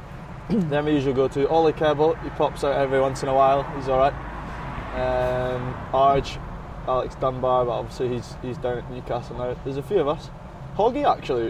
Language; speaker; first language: English; native; English